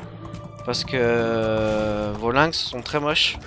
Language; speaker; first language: French; native; French